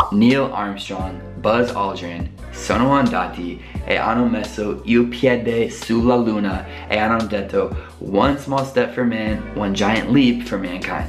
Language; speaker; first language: Italian; non-native, fluent; English